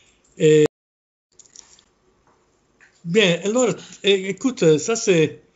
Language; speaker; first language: French; non-native, fluent; Italian